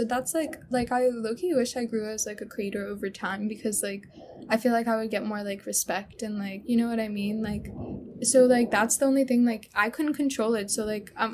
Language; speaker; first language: English; early bilingual, other home language; Russian